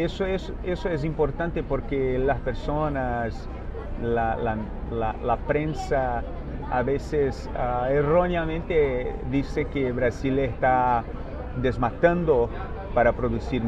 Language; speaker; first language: Spanish; non-native, fluent; Portuguese